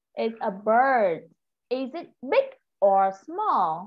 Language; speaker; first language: English; non-native, fluent; Vietnamese